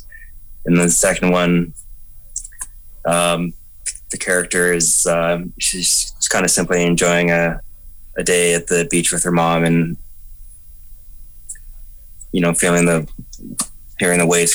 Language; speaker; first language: English; native; English